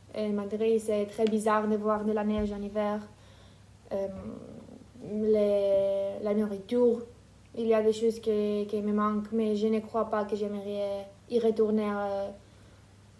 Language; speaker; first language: French; non-native, fluent; Ukrainian